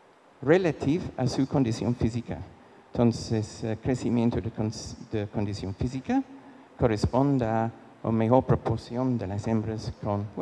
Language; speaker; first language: Spanish; non-native, fluent; English